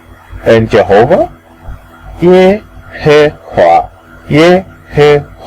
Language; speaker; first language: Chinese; non-native, fluent; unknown